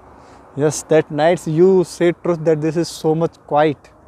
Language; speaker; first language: English; non-native, local second language; Hindi